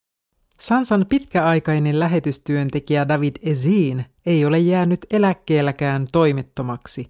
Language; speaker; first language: Finnish; native; Finnish